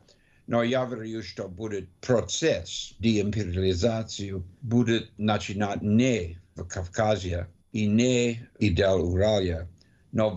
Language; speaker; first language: Russian; non-native, learner; English